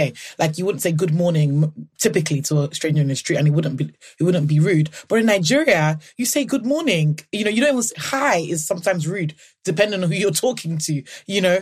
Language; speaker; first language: English; non-native, local second language; Yoruba